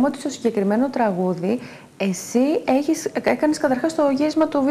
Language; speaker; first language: Greek; native; Greek